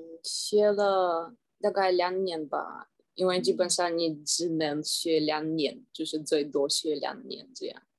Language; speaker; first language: Chinese; non-native, fluent; Russian